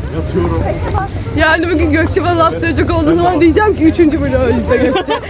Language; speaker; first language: Turkish; native; Turkish